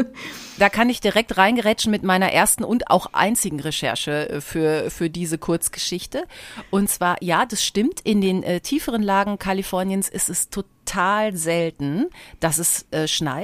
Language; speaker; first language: German; native; German